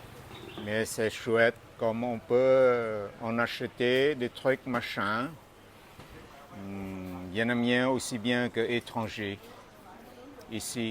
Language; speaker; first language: French; non-native, fluent; Vietnamese